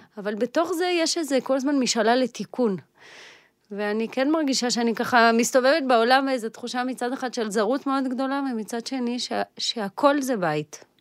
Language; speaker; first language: Hebrew; early bilingual, other home language; Russian